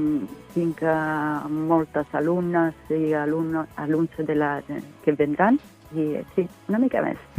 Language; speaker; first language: Catalan; non-native, fluent; Italian